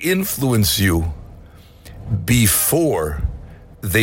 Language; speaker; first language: English; native; English